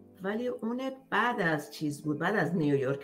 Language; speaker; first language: Persian; native; Persian